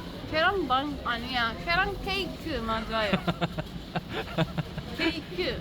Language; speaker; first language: Korean; non-native, learner; Arabic